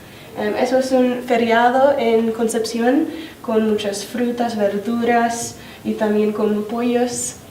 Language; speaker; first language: Spanish; non-native, learner; English